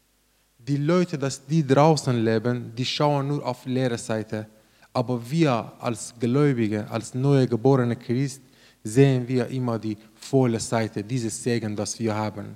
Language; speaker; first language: German; non-native, learner; Persian